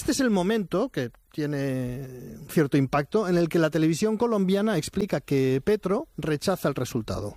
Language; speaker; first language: Spanish; native; Spanish